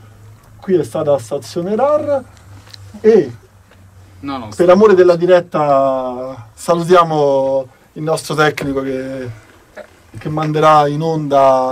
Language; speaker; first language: Italian; native; Italian